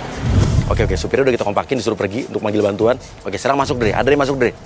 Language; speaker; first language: Indonesian; native; Indonesian